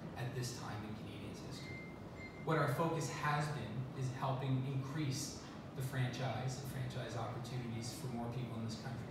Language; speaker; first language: English; native; English